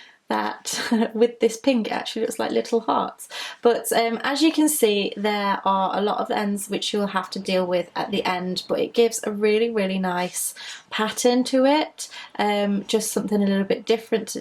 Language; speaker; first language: English; native; English